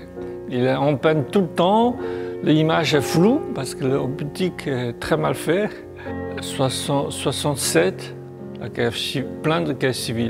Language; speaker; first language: French; non-native, learner; Chinese